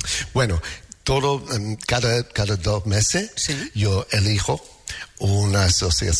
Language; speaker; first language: Spanish; non-native, fluent; English